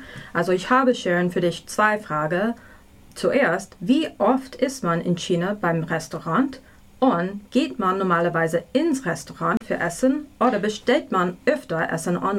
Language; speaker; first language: German; non-native, learner; English